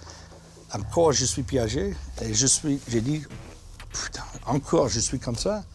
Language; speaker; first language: French; non-native, fluent; English